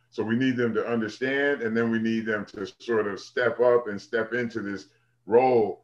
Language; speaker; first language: English; native; English